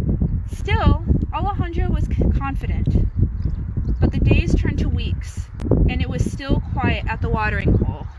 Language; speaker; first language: English; native; English